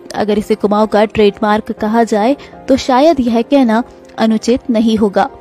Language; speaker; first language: Hindi; native; Hindi